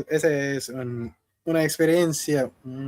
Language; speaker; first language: Spanish; non-native, fluent; Hindi